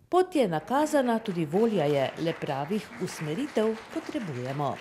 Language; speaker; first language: Slovenian; native; Slovenian